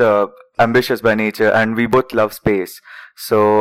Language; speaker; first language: English; non-native, local second language; Marathi